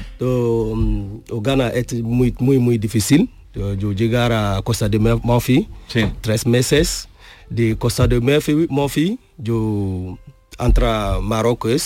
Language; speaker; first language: Spanish; non-native, learner; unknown